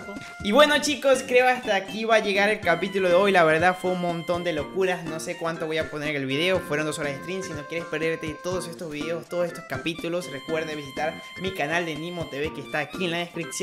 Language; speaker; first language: Spanish; native; Spanish